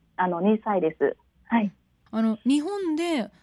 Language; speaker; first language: Japanese; non-native, fluent; Vietnamese